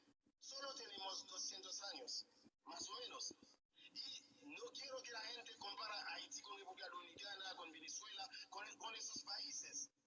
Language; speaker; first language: Spanish; non-native, fluent; Haitian Creole